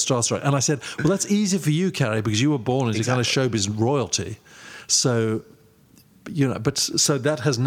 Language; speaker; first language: English; native; English